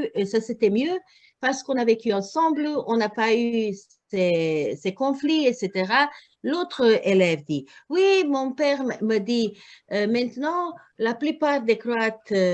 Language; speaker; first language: French; non-native, learner; Croatian